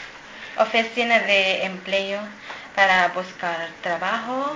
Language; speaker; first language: Spanish; non-native, learner; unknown